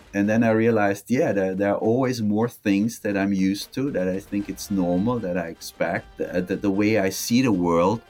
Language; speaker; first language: English; non-native, fluent; German